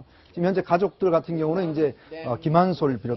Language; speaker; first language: Korean; native; Korean